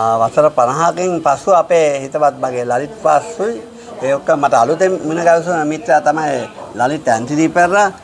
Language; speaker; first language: Sinhala; native; Sinhala